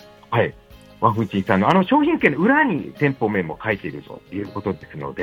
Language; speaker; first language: Japanese; native; Japanese